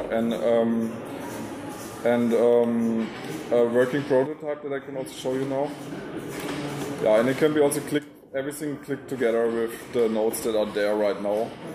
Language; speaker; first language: English; non-native, fluent; German